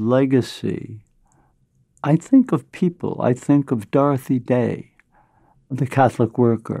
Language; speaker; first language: English; native; English